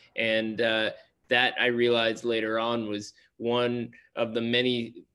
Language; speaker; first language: English; native; English